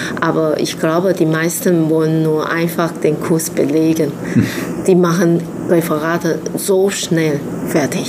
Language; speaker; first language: German; non-native, fluent; Chinese